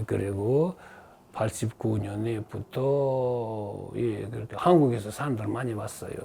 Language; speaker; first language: Korean; early bilingual, heritage; Russian